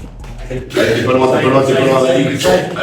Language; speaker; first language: French; native; French